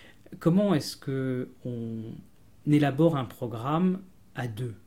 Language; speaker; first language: French; native; French